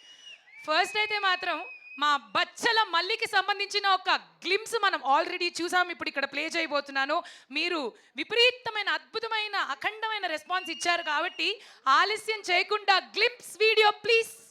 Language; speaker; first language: Telugu; native; Telugu